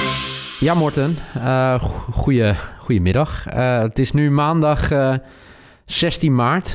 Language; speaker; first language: Dutch; native; Dutch